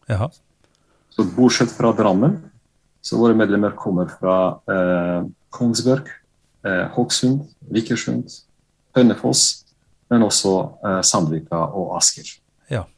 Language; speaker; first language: Norwegian; non-native, fluent; Bosnian